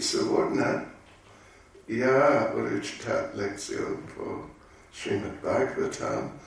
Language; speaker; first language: Russian; non-native, learner; English